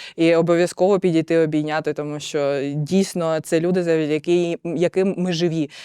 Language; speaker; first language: Ukrainian; non-native, local second language; Russian